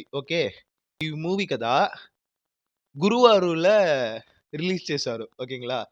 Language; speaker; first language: Telugu; non-native, learner; Tamil